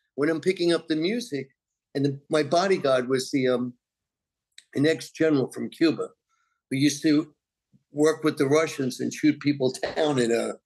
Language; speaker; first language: English; native; English